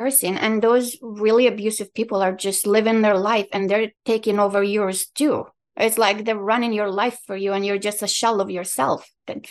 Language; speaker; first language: English; non-native, fluent; Arabic